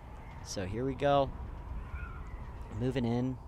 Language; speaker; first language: English; native; English